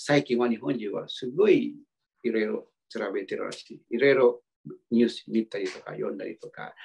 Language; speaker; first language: Japanese; non-native, fluent; Indonesian